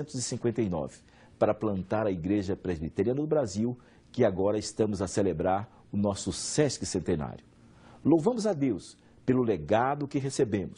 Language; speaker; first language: Portuguese; native; Portuguese